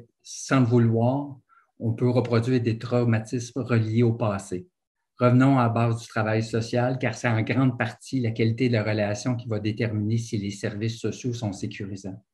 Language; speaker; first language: French; native; French